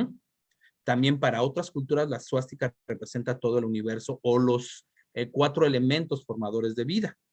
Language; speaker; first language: Spanish; native; Spanish